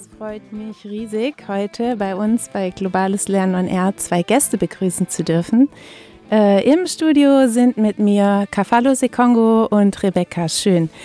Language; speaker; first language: German; native; German